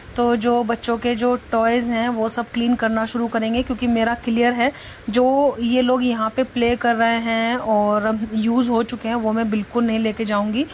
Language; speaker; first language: Hindi; native; Hindi